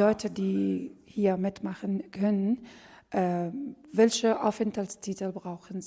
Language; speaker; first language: German; non-native, fluent; Pashto